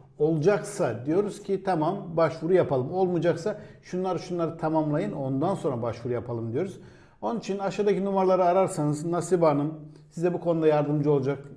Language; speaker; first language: Turkish; native; Turkish